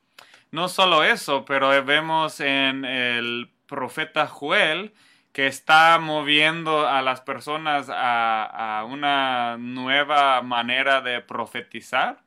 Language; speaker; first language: Spanish; non-native, fluent; English